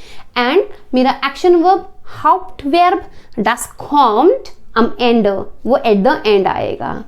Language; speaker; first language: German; non-native, fluent; Hindi